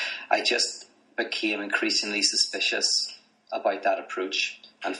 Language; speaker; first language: English; native; English